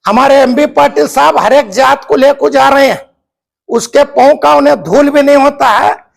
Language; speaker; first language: Hindi; non-native, local second language; Kannada